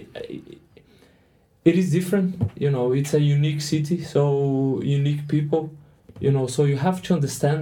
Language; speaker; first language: English; non-native, fluent; Portuguese